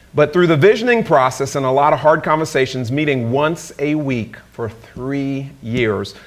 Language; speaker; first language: English; native; English